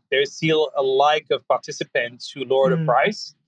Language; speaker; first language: English; non-native, fluent; French